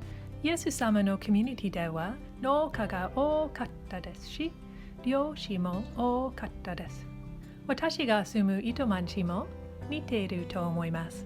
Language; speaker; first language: Japanese; non-native, learner; English